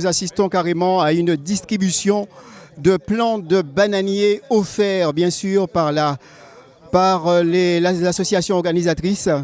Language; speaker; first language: French; native; French